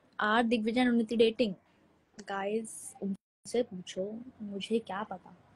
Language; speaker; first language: Hindi; native; Hindi